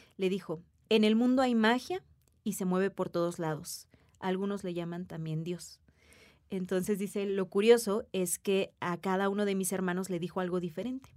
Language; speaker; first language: Spanish; native; Spanish